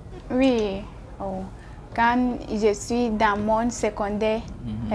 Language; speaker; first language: French; non-native, learner; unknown